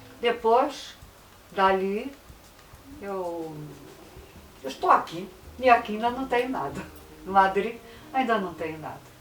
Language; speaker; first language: Portuguese; native; Portuguese